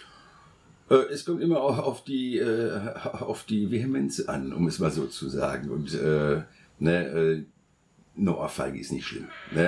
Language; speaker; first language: German; native; German